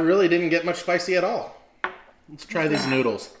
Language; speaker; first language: English; native; English